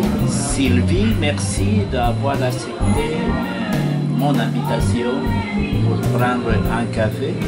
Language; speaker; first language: French; non-native, fluent; Spanish